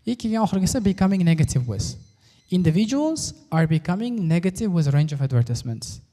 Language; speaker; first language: English; non-native, fluent; Uzbek